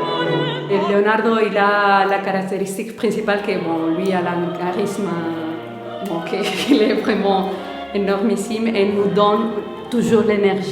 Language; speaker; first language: French; non-native, fluent; Spanish